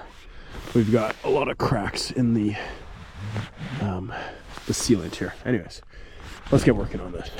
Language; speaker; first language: English; native; English